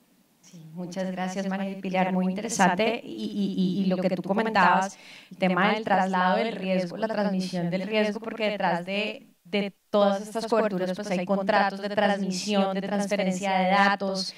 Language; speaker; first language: Spanish; native; Spanish